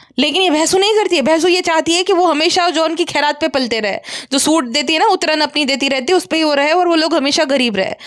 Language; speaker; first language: Hindi; non-native, local second language; Gujarati